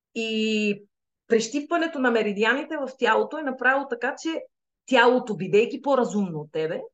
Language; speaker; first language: Bulgarian; native; Bulgarian